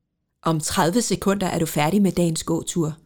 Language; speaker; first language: Danish; native; Danish